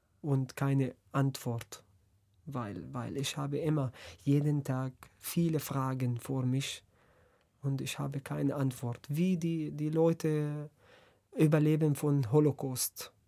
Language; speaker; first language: German; non-native, learner; Arabic